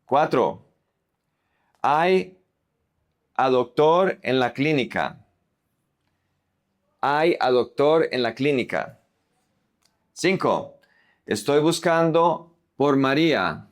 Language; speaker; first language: Spanish; non-native, fluent; English